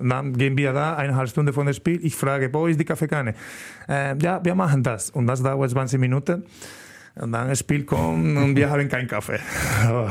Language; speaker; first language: German; non-native, learner; Spanish